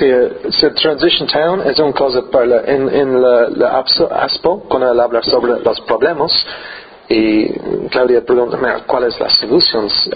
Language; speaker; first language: Spanish; non-native, learner; English